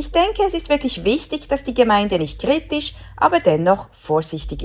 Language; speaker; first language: German; native; German